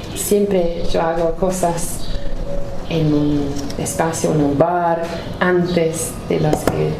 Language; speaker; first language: Spanish; non-native, learner; English